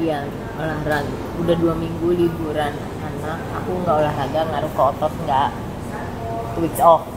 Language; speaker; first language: Indonesian; native; Indonesian